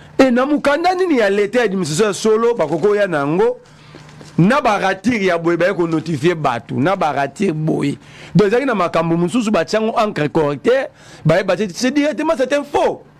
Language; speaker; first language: Lingala; native; Lingala